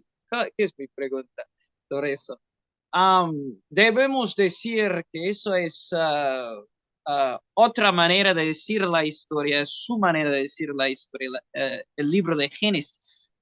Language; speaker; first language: Spanish; non-native, learner; English